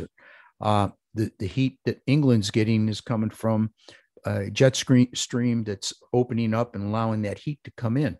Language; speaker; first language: English; native; English